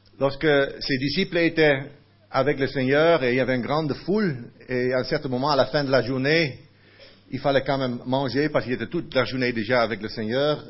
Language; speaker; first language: French; non-native, fluent; Dutch